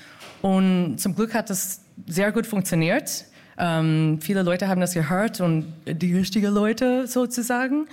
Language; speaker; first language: German; non-native, fluent; English